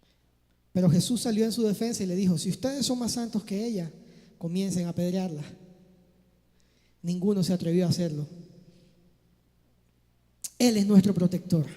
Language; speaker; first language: Spanish; native; Spanish